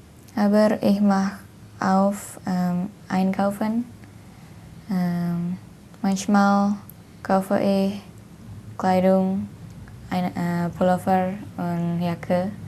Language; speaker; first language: German; non-native, learner; Indonesian